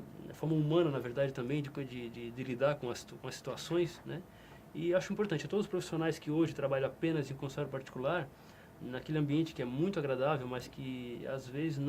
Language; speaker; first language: Portuguese; native; Portuguese